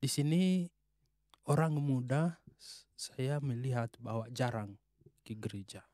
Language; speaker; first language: Indonesian; non-native, fluent; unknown